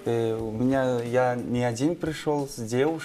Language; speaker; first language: Russian; non-native, fluent; Turkmen